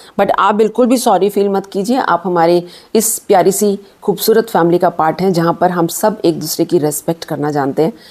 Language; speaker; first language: Hindi; native; Hindi